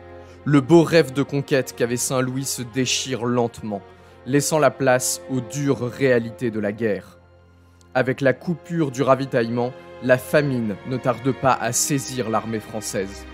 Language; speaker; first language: French; native; French